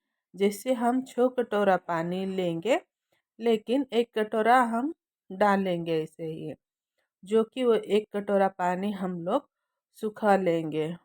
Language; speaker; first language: Hindi; non-native, local second language; Odia